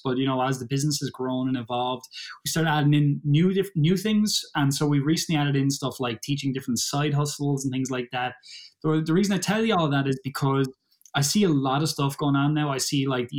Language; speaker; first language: English; native; English